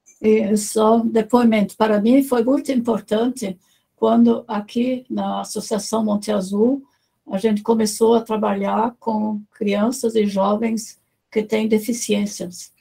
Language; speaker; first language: Portuguese; non-native, fluent; German